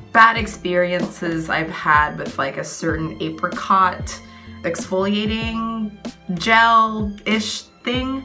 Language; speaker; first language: English; native; English